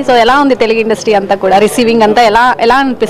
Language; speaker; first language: Telugu; native; Telugu